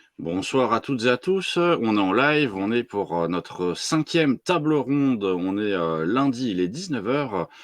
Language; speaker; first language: French; native; French